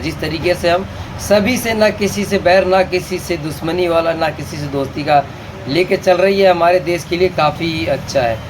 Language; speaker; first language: Hindi; native; Hindi